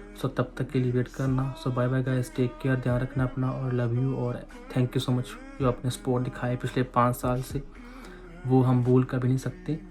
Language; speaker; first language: Hindi; non-native, local second language; Punjabi